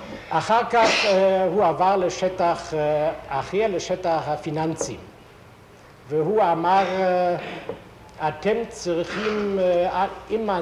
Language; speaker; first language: Hebrew; non-native, fluent; German